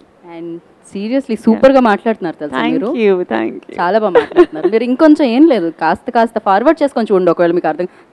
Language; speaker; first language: Telugu; native; Telugu